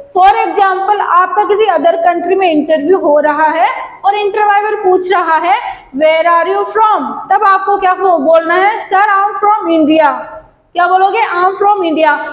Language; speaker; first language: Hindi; native; Hindi